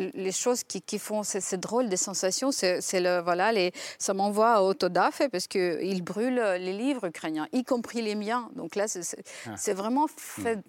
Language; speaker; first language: French; non-native, fluent; Ukrainian